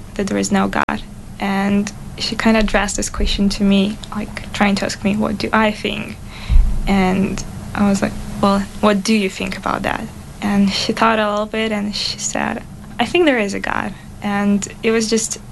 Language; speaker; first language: English; non-native, fluent; Russian